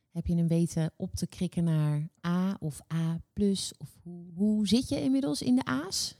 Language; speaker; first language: Dutch; native; Dutch